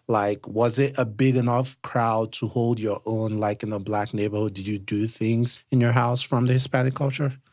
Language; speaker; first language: English; non-native, local second language; Yoruba